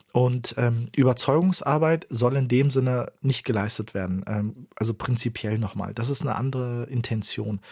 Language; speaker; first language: German; early bilingual, other home language; Turkish